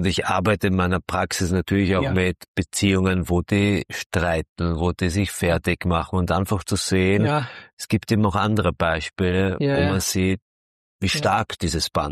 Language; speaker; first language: German; native; German